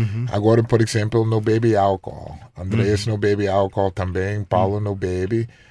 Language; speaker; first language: Portuguese; non-native, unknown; English